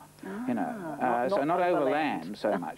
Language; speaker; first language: English; native; English